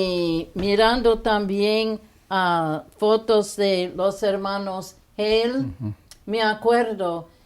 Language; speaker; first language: Spanish; non-native, fluent; English